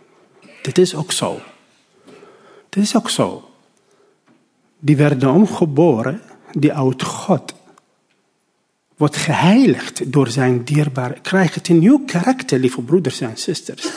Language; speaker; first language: Dutch; non-native, learner; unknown